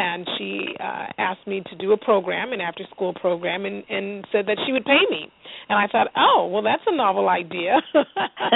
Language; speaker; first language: English; native; English